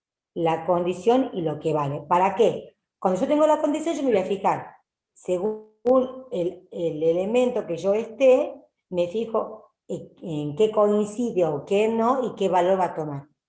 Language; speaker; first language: Spanish; native; Spanish